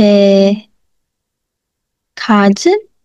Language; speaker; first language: Korean; non-native, learner; Filipino